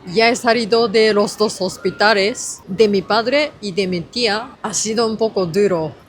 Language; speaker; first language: Spanish; non-native, fluent; Japanese